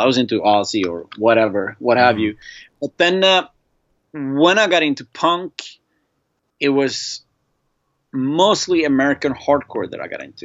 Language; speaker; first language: English; non-native, fluent; Swedish